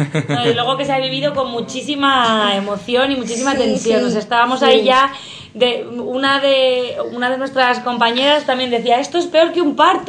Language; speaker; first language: Spanish; native; Spanish